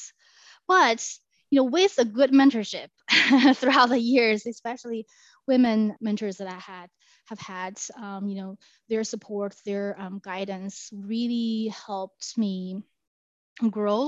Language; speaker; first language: English; non-native, fluent; Chinese